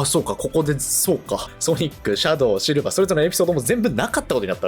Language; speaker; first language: Japanese; native; Japanese